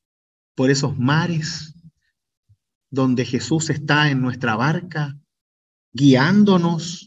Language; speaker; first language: Spanish; native; Spanish